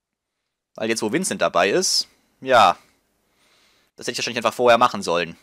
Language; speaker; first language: German; native; German